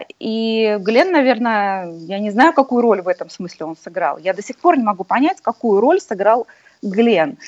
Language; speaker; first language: Russian; native; Russian